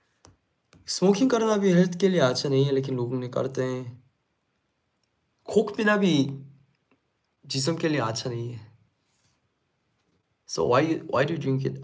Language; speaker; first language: Hindi; non-native, learner; Korean